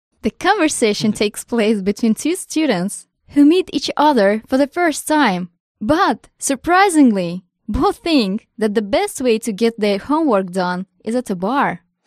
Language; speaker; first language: English; non-native, fluent; Russian